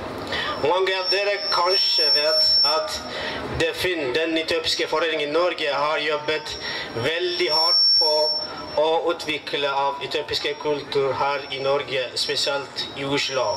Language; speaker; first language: Norwegian; non-native, learner; Amharic